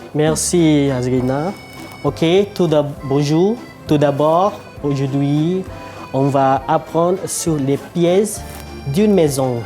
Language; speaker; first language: French; non-native, fluent; Malay